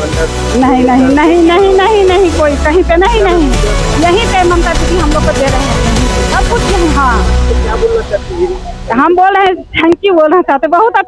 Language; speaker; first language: Hindi; non-native, local second language; Bangla